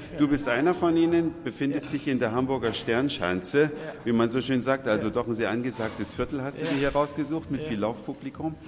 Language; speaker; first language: German; native; German